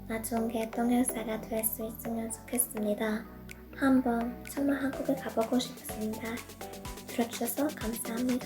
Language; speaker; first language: Korean; non-native, learner; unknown